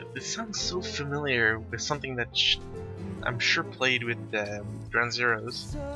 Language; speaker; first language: English; native; English